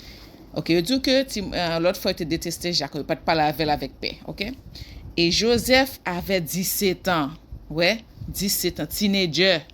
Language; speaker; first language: French; non-native, local second language; Haitian Creole